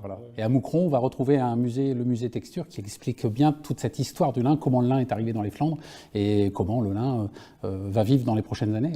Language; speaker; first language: French; native; French